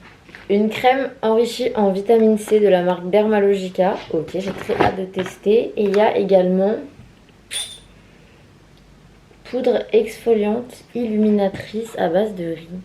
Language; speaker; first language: French; native; French